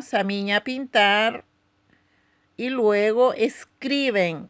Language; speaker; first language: Spanish; non-native, local second language; Aymara